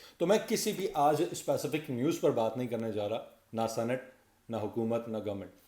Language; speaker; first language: Urdu; non-native, local second language; Punjabi